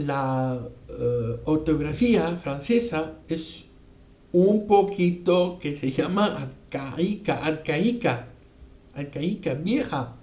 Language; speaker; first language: Spanish; non-native, fluent; French